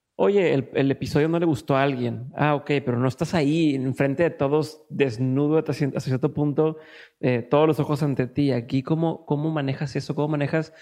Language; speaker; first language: Spanish; native; Spanish